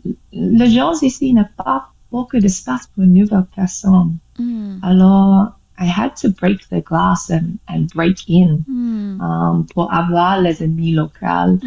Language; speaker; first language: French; non-native, learner; English